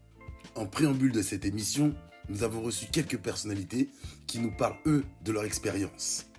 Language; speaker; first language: French; native; French